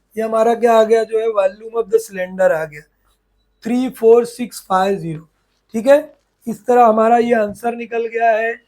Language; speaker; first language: Hindi; non-native, local second language; Urdu